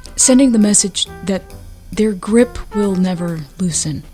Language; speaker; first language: English; native; English